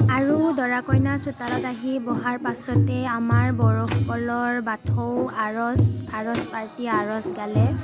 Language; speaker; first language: Assamese; non-native, local second language; Bodo